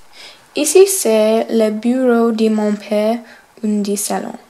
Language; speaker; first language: French; non-native, learner; English